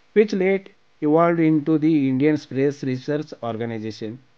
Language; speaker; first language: English; non-native, local second language; Kannada